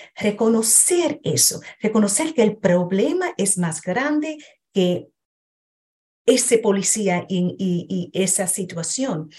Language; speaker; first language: Spanish; early bilingual, heritage; Spanish